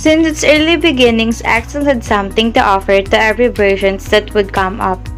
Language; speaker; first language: English; non-native, local second language; Filipino